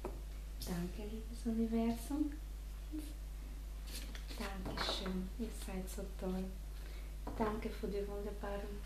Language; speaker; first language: German; non-native, fluent; Spanish